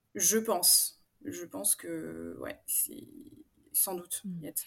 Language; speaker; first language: French; native; French